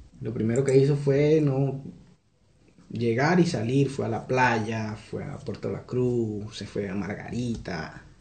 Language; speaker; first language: Spanish; native; Spanish